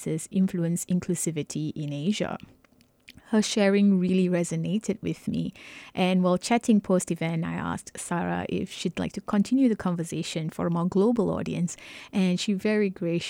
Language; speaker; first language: English; non-native, local second language; Malay